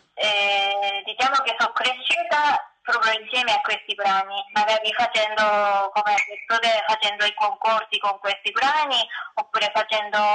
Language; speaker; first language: Italian; non-native, learner; Japanese